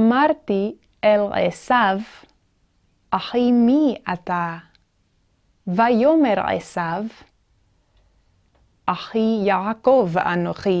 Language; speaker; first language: Hebrew; non-native, fluent; English